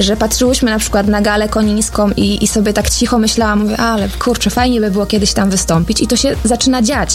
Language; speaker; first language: Polish; native; Polish